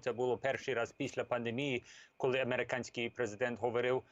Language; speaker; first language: Ukrainian; early bilingual, heritage; Ukrainian